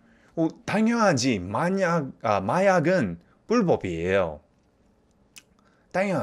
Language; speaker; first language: Korean; non-native, fluent; English